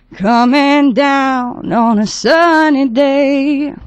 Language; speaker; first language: English; native; English